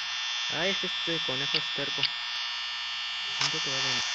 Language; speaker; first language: Spanish; native; Spanish